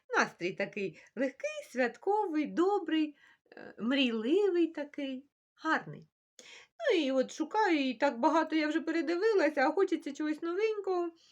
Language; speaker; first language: Ukrainian; non-native, local second language; Russian